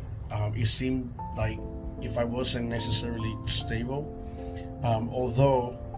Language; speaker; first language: English; native; English